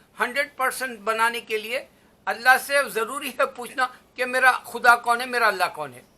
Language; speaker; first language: Urdu; native; Urdu